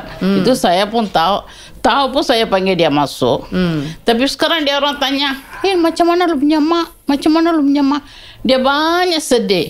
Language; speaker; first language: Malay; non-native, local second language; Tamil